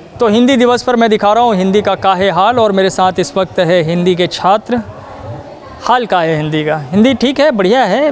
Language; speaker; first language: Hindi; native; Hindi